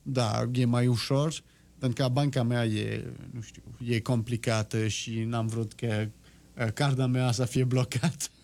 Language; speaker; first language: Romanian; non-native, learner; French